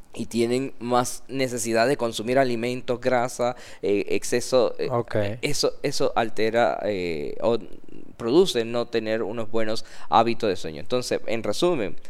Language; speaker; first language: Spanish; native; Spanish